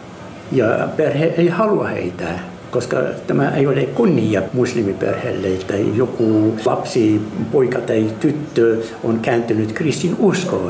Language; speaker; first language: Finnish; non-native, learner; Arabic